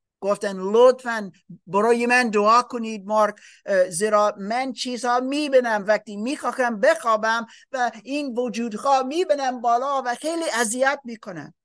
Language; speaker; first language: Persian; non-native, fluent; English